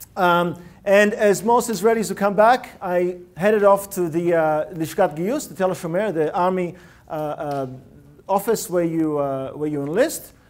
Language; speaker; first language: English; early bilingual, other home language; Russian